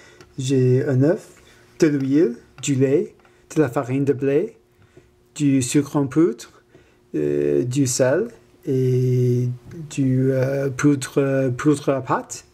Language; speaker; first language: French; non-native, learner; English